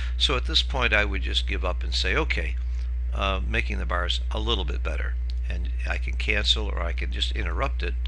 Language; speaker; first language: English; native; English